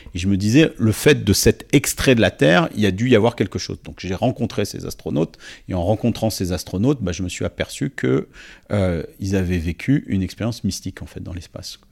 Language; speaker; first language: French; native; French